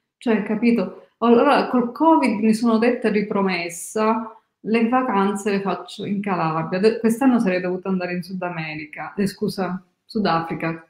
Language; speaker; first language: Italian; native; Italian